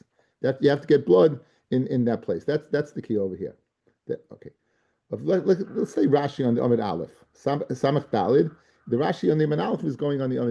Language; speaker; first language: English; native; English